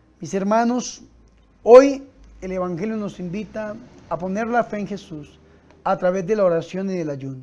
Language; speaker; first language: Spanish; native; Spanish